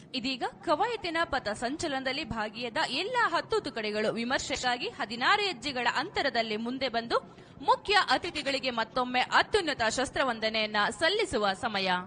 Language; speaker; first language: Kannada; native; Kannada